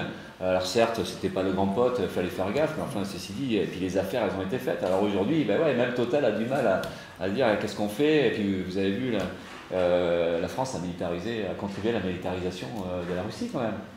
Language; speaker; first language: French; native; French